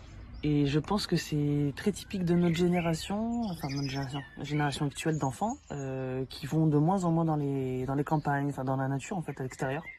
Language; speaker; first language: French; native; French